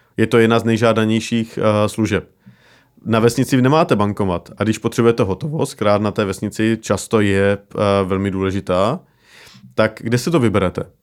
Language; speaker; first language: Czech; native; Czech